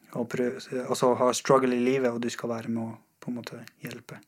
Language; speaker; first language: Norwegian; non-native, fluent; Persian